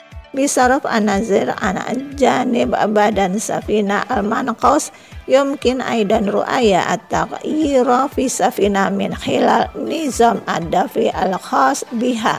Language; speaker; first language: Arabic; non-native, fluent; Indonesian